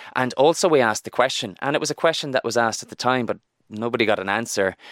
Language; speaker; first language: English; native; English